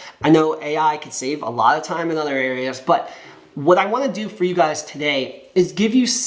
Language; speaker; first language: English; native; English